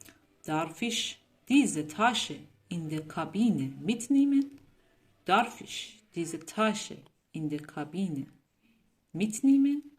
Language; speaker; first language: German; non-native, learner; Persian